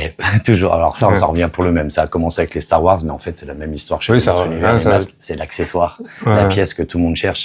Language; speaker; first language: French; native; French